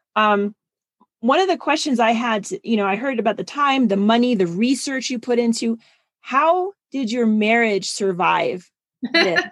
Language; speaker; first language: English; non-native, fluent; German